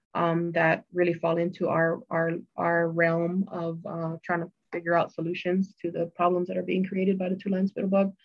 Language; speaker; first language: English; native; English